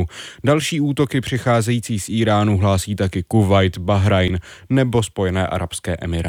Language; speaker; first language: Czech; native; Czech